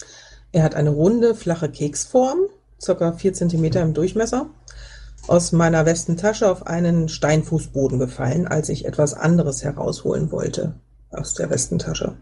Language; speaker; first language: German; native; German